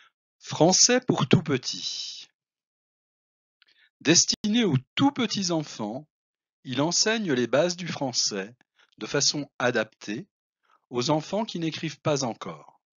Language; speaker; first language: French; non-native, fluent; Spanish